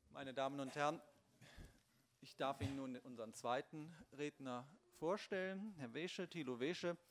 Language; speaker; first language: German; native; German